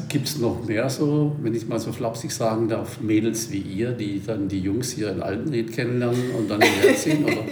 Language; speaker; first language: German; native; German